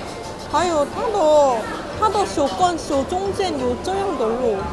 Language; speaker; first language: Chinese; non-native, fluent; Korean